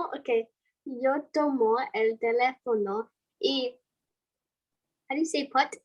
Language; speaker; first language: Spanish; non-native, learner; English